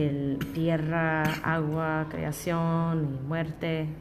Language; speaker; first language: Spanish; non-native, learner; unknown